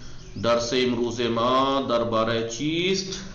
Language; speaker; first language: Persian; non-native, fluent; Urdu